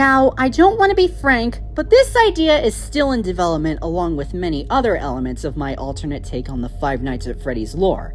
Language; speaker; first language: English; native; English